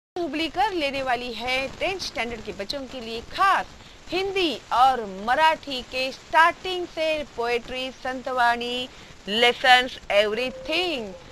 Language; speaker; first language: Hindi; non-native, local second language; Marathi